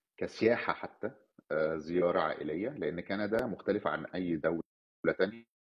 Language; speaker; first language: Arabic; native; Arabic